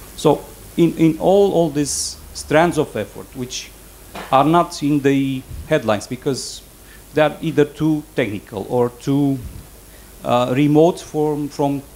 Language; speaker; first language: English; non-native, fluent; Romanian